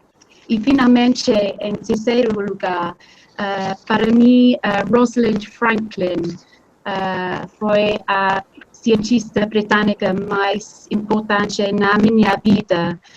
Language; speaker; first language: Portuguese; non-native, fluent; English